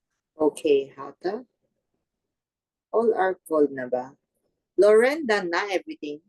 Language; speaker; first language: English; non-native, fluent; Filipino